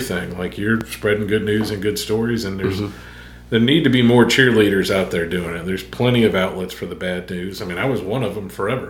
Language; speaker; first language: English; native; English